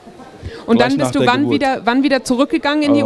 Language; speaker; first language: German; native; German